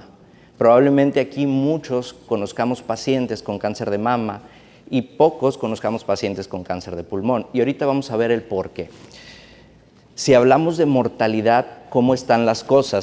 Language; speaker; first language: Spanish; native; Spanish